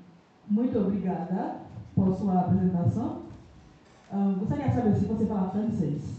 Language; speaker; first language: Portuguese; non-native, fluent; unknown